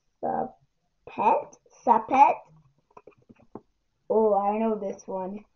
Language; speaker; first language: English; native; English